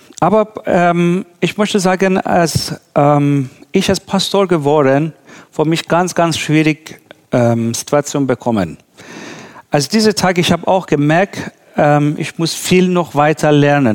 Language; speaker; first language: German; non-native, learner; Persian